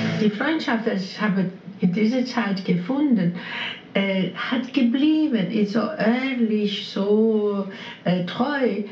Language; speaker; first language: German; non-native, learner; Greek